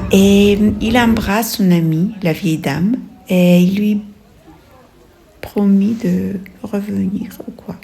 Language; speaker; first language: French; non-native, fluent; Russian